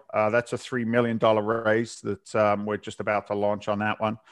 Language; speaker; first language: English; native; English